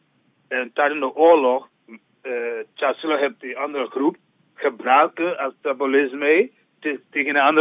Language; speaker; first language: Dutch; non-native, learner; English